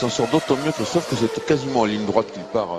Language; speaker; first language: French; native; French